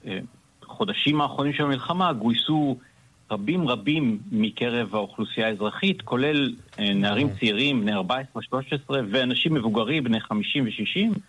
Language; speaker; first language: Hebrew; native; Hebrew